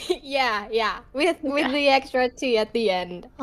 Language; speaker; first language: English; non-native, fluent; Indonesian